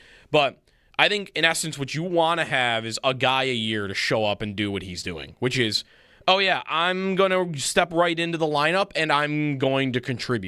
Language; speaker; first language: English; native; English